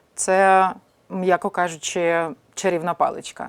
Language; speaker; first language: Ukrainian; native; Ukrainian